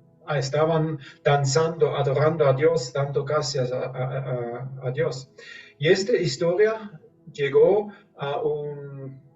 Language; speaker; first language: Spanish; non-native, fluent; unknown